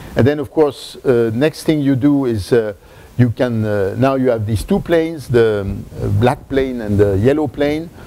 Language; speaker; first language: English; non-native, fluent; French